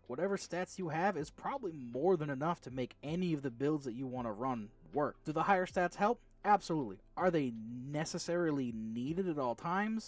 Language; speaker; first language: English; native; English